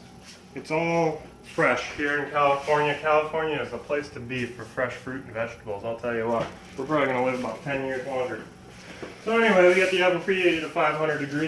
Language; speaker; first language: English; native; English